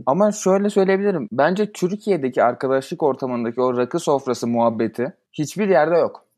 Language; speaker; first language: Turkish; native; Turkish